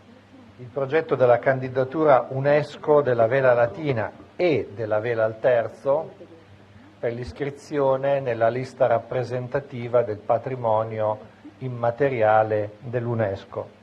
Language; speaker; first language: Italian; native; Italian